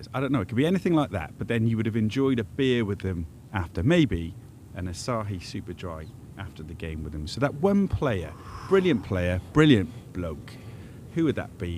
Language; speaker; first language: English; native; English